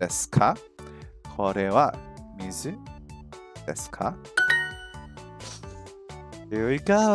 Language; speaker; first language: Japanese; non-native, learner; English